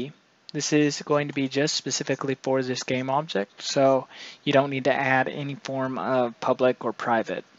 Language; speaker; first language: English; native; English